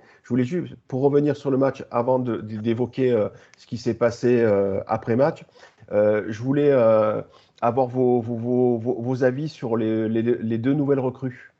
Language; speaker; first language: French; native; French